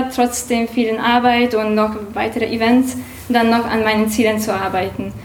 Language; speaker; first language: German; non-native, fluent; Hungarian